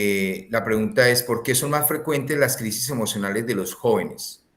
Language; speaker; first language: Spanish; native; Spanish